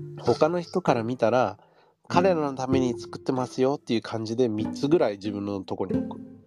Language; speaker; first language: Japanese; early bilingual, heritage; Japanese